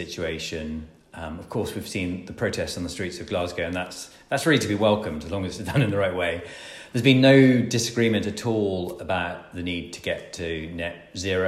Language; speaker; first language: English; native; English